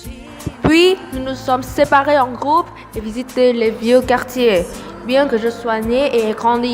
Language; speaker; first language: French; non-native, learner; Vietnamese